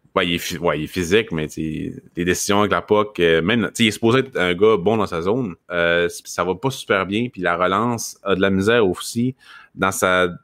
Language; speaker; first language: French; native; French